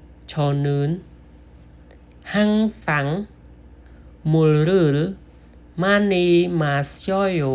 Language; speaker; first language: Korean; non-native, learner; Khmer